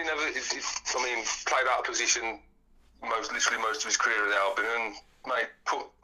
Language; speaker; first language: English; native; English